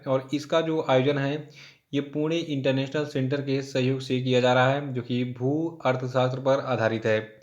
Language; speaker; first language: Hindi; native; Hindi